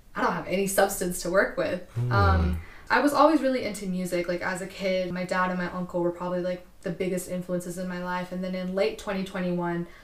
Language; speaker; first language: English; native; English